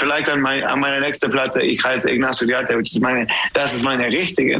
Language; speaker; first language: German; non-native, fluent; English